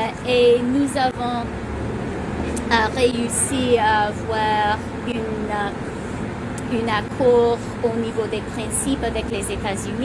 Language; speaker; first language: French; non-native, local second language; English